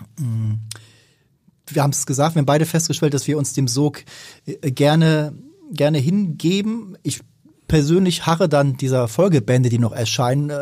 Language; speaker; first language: German; native; German